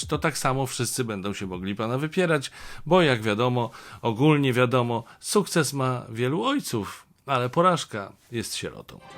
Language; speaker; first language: Polish; native; Polish